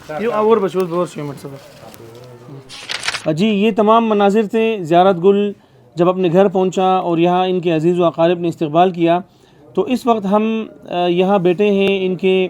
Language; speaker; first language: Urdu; non-native, local second language; Pashto